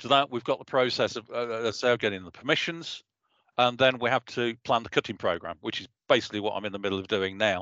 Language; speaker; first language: English; native; English